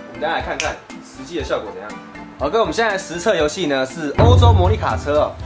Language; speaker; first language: Chinese; native; Chinese